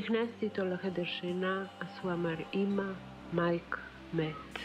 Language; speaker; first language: Hebrew; non-native, fluent; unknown